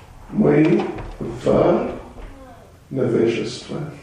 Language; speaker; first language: Russian; non-native, learner; English